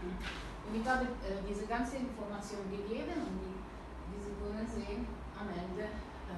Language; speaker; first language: German; non-native, learner; Italian